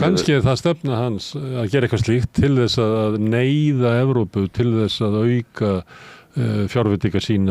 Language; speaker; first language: Icelandic; native; Icelandic